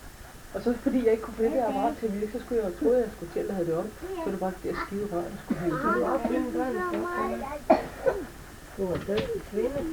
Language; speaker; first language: Danish; native; Danish